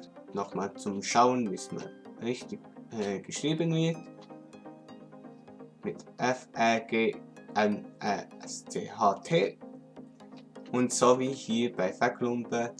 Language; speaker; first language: German; non-native, local second language; Swiss German